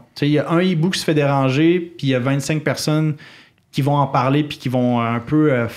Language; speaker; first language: French; native; French